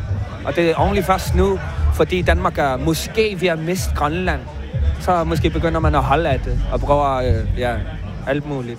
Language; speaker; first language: Danish; non-native, local second language; Kalaallisut